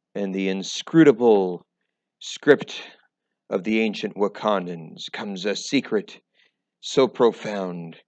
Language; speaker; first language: English; native; English